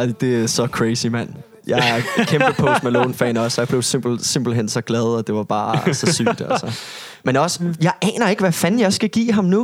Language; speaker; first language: Danish; native; Danish